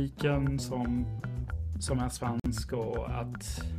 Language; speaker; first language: Swedish; non-native, fluent; English